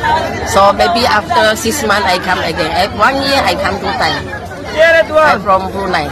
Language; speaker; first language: English; non-native, learner; Malay